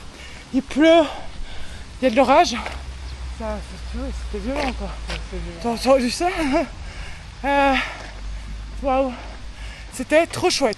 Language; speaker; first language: French; native; French